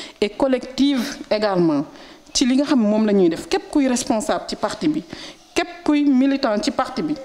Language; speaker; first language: Wolof; non-native, local second language; Serer